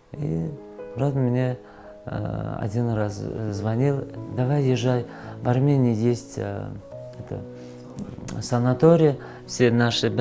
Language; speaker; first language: Russian; non-native, fluent; Georgian